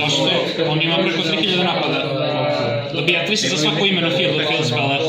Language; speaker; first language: Bosnian; native; Bosnian